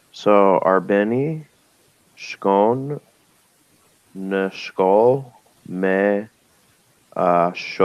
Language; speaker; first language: Albanian; non-native, learner; English